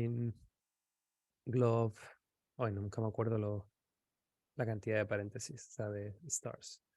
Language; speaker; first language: Spanish; native; Spanish